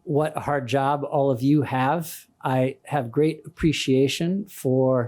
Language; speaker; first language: English; native; English